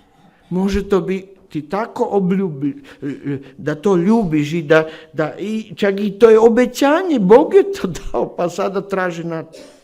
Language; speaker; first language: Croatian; non-native, fluent; Slovak